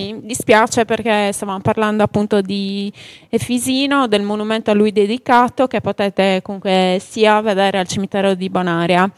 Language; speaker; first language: Italian; native; Italian